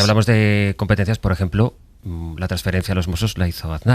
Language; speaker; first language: Spanish; native; Spanish